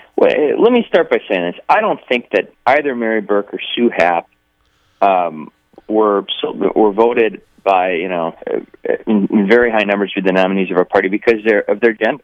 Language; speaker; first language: English; native; English